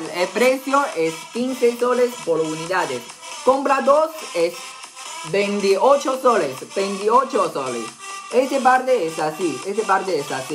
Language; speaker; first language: Spanish; non-native, learner; Chinese